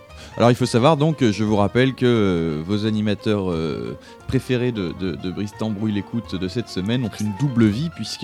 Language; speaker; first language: French; native; French